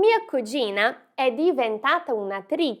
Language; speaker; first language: Italian; non-native, fluent; Portuguese